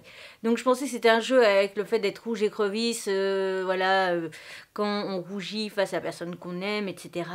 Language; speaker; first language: French; native; French